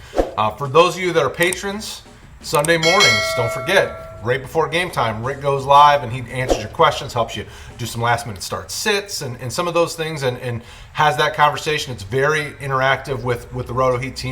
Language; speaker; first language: English; native; English